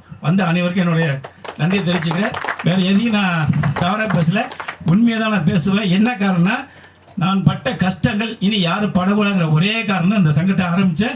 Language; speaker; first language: Tamil; native; Tamil